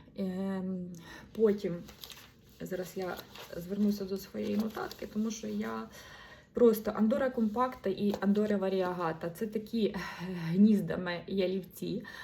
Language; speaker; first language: Ukrainian; non-native, local second language; Russian